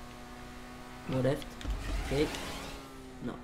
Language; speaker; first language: English; non-native, learner; French